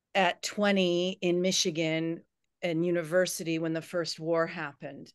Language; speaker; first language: English; native; English